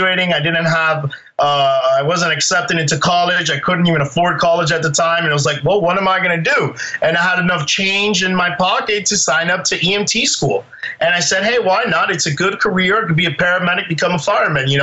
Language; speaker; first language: English; native; English